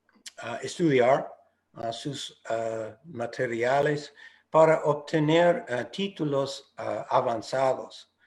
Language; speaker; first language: Spanish; non-native, fluent; English